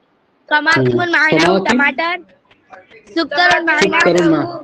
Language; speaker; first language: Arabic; non-native, learner; Urdu